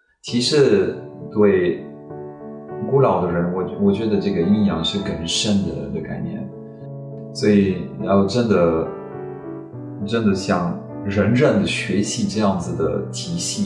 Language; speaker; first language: Chinese; non-native, fluent; French